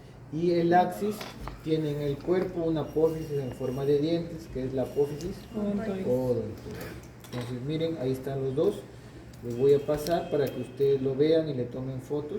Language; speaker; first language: Spanish; native; Spanish